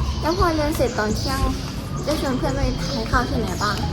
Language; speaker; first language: Thai; native; Thai